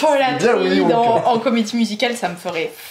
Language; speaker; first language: French; native; French